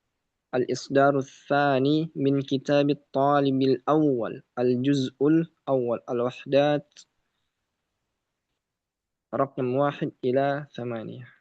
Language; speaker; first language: Arabic; non-native, learner; Indonesian